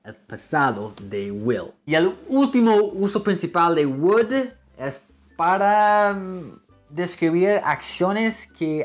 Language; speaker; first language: Spanish; non-native, fluent; English